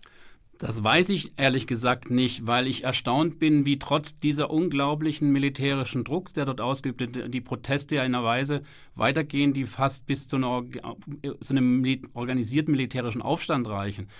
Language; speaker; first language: German; native; German